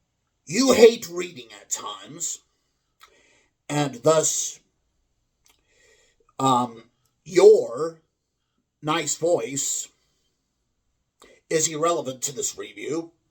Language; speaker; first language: English; native; English